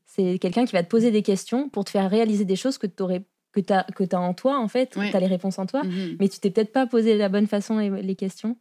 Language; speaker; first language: French; native; French